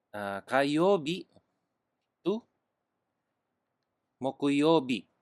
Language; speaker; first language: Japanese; non-native, learner; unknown